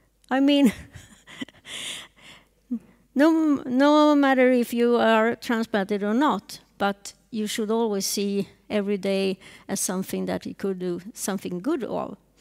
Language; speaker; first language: English; non-native, fluent; Swedish